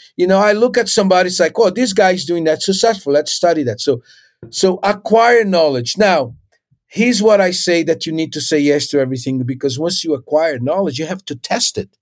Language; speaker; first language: English; non-native, fluent; Portuguese